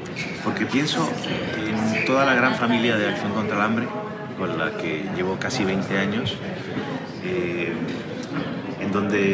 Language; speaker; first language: Spanish; native; Spanish